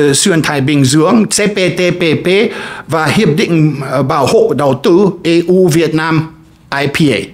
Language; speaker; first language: Vietnamese; non-native, fluent; German